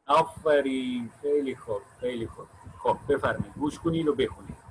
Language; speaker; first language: Persian; non-native, fluent; Urdu